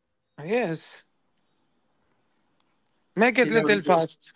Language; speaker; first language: English; non-native, learner; Arabic